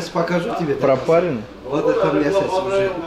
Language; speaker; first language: Russian; non-native, local second language; Uzbek